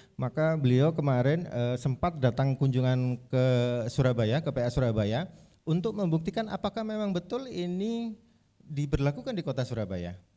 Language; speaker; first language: Indonesian; native; Indonesian